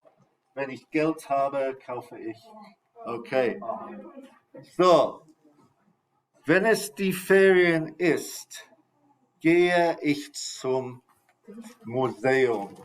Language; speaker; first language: German; non-native, fluent; English